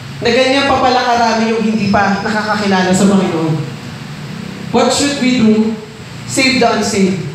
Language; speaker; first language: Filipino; non-native, local second language; Iloko